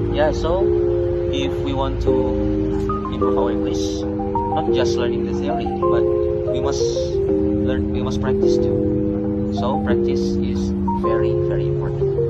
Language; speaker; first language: English; non-native, fluent; Indonesian